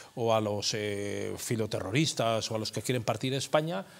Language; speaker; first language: Spanish; native; Spanish